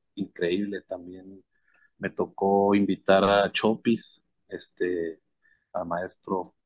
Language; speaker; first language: Spanish; native; Spanish